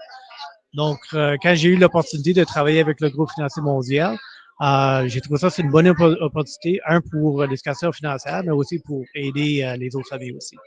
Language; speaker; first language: French; native; French